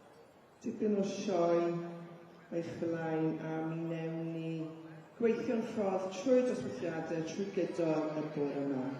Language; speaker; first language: Welsh; native; Welsh